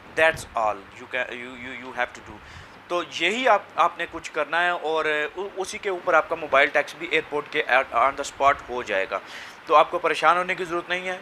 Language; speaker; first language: Urdu; non-native, local second language; Punjabi